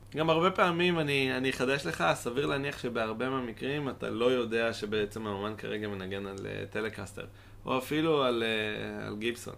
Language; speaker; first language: Hebrew; native; Hebrew